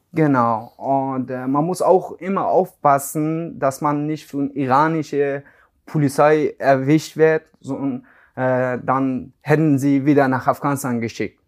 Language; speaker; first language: German; non-native, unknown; Persian